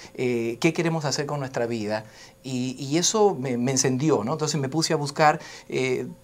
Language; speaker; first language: Spanish; native; Spanish